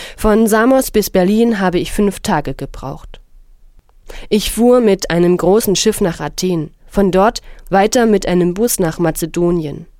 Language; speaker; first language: German; non-native, fluent; Arabic